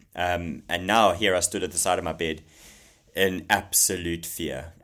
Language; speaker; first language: English; native; English